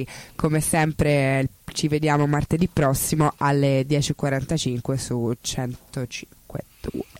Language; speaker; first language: Italian; native; Italian